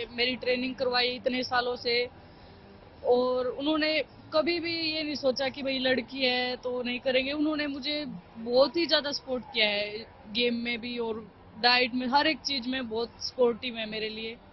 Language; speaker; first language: Hindi; native; Hindi